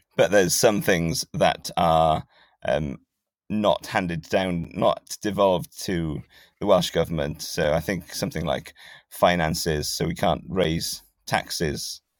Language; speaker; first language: English; native; English